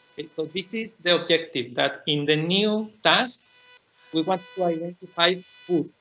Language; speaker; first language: English; non-native, fluent; Spanish